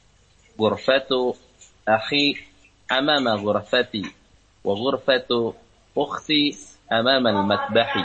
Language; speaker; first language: Arabic; non-native, learner; Indonesian